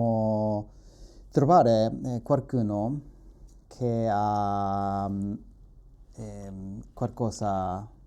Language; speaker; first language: Italian; non-native, learner; Japanese